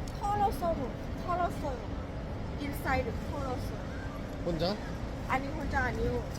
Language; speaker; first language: Korean; non-native, learner; Thai